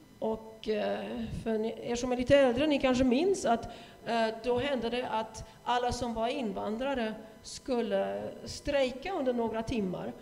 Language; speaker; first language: Swedish; non-native, fluent; German